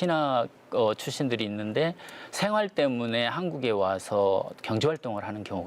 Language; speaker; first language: Korean; native; Korean